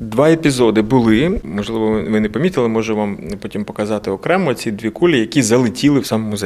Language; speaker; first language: Ukrainian; native; Ukrainian